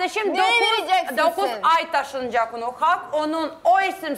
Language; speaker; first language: Turkish; non-native, learner; Russian